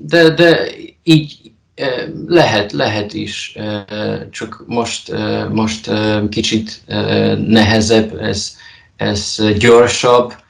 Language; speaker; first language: Hungarian; non-native, learner; Polish